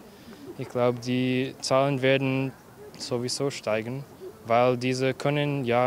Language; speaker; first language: German; non-native, fluent; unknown